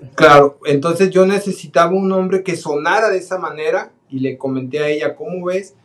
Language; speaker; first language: Spanish; native; Spanish